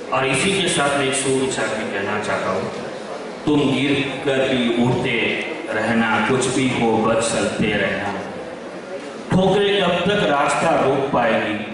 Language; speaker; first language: Hindi; non-native, local second language; Kannada